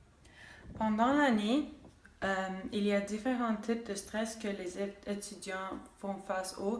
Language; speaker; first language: French; non-native, local second language; English